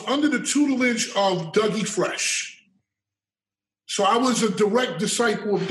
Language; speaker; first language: English; native; English